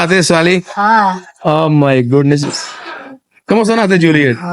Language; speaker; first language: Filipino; non-native, learner; Urdu